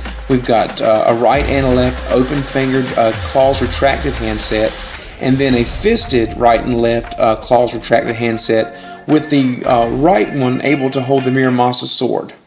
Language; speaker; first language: English; native; English